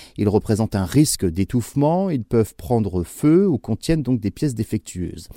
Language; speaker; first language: French; native; French